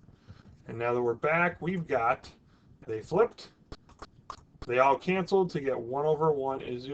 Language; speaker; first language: English; native; English